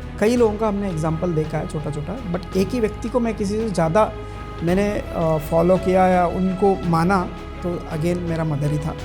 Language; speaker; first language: Hindi; non-native, local second language; Kannada